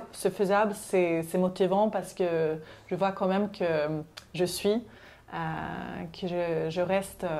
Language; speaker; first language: French; non-native, fluent; Swedish